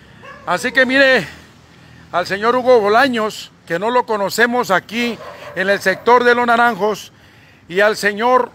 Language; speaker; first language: Spanish; native; Spanish